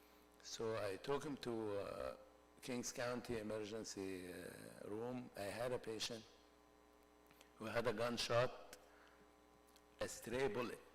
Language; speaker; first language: English; non-native, fluent; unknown